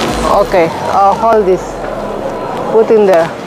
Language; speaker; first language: English; non-native, learner; Indonesian